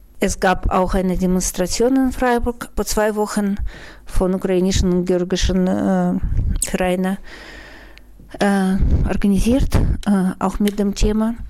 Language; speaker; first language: German; non-native, fluent; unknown